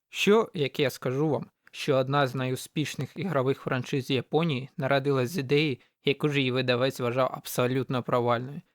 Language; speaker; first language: Ukrainian; native; Ukrainian